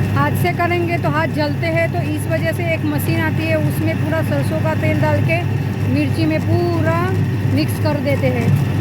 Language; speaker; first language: Hindi; non-native, local second language; Gujarati